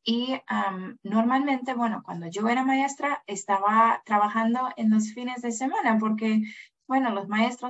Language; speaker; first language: Spanish; non-native, fluent; English